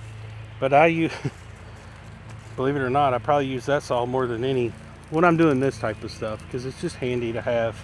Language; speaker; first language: English; native; English